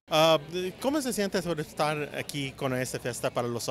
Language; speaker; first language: Spanish; early bilingual, heritage; English